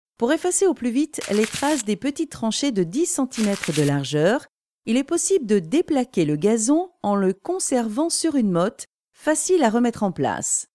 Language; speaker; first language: French; native; French